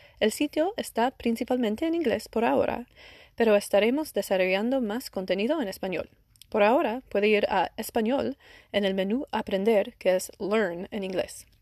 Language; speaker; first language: Spanish; non-native, learner; English